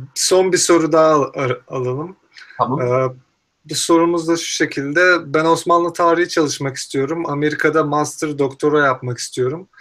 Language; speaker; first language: Turkish; native; Turkish